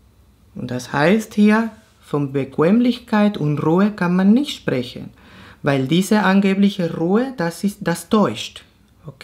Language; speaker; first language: German; non-native, fluent; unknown